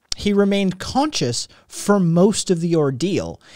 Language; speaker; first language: English; native; English